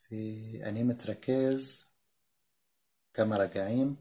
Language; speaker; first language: Hebrew; non-native, local second language; Arabic